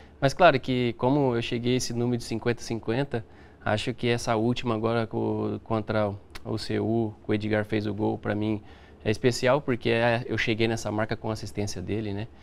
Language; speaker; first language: Portuguese; native; Portuguese